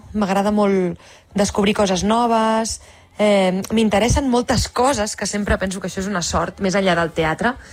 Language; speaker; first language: Catalan; native; Catalan